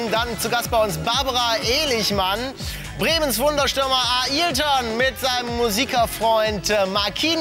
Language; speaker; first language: German; native; German